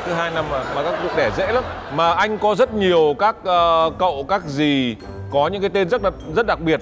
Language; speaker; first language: Vietnamese; native; Vietnamese